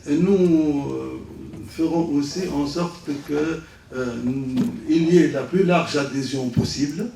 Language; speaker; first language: French; non-native, local second language; Arabic